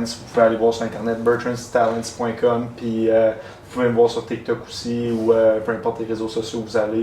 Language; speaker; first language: French; native; French